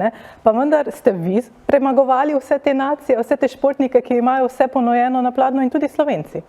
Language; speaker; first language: Slovenian; native; Slovenian